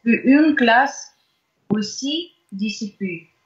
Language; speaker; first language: French; non-native, learner; Russian